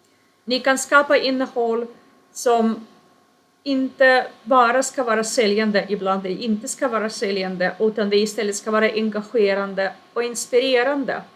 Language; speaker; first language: Swedish; non-native, fluent; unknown